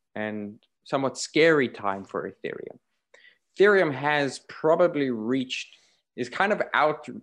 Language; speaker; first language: English; native; English